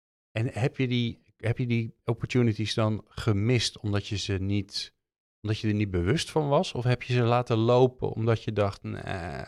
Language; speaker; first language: Dutch; native; Dutch